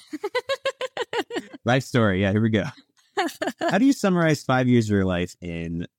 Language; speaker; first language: English; early bilingual, other home language; Italian